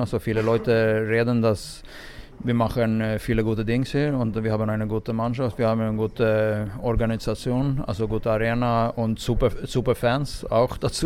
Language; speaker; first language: German; non-native, fluent; Swedish